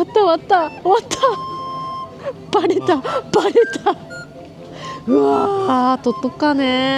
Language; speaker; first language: Korean; non-native, learner; Japanese